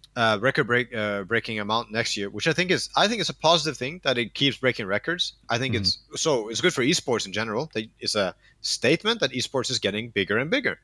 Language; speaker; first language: English; non-native, fluent; Danish